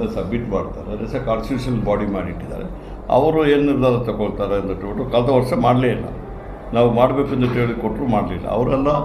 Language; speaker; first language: Kannada; non-native, local second language; Malayalam